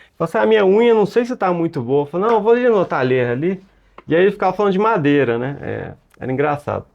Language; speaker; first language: Portuguese; native; Portuguese